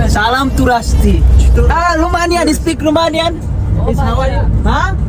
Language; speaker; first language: English; non-native, learner; Bangla